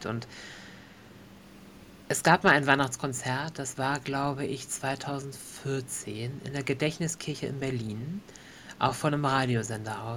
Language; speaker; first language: German; native; German